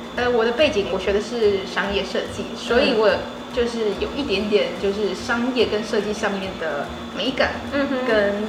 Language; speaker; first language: Chinese; native; Chinese